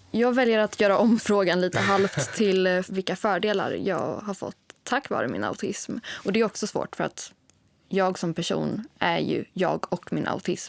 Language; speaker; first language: Swedish; native; Swedish